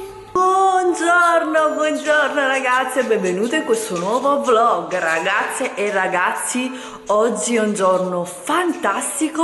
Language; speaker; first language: Italian; native; Italian